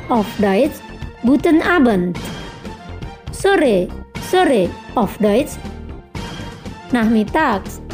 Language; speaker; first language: German; non-native, fluent; Indonesian